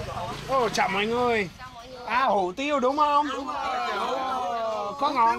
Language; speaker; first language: Vietnamese; non-native, learner; English